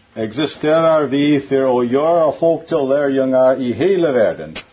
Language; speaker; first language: Swedish; non-native, learner; English